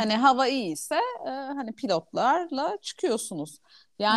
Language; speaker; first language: Turkish; native; Turkish